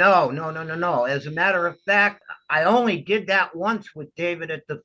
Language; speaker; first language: English; native; English